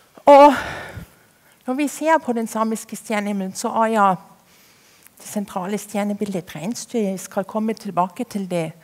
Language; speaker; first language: Norwegian; non-native, fluent; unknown